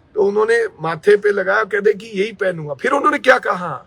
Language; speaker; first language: Hindi; non-native, local second language; Punjabi